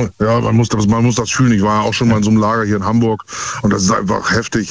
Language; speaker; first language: German; native; German